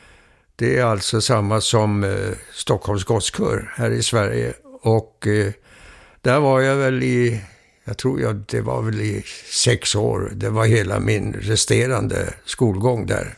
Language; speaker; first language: Swedish; early bilingual, heritage; Swedish